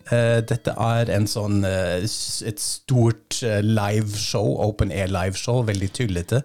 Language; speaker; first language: Norwegian; non-native, fluent; German